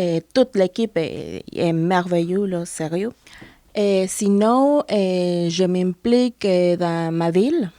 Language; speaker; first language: French; non-native, fluent; Spanish